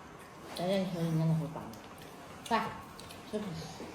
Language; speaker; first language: Chinese; native; Chinese